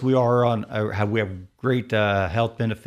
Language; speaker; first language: English; native; English